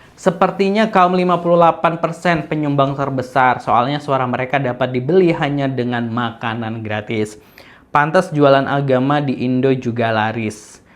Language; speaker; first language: Indonesian; native; Indonesian